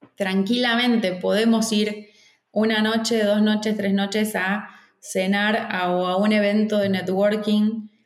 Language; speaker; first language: Spanish; native; Spanish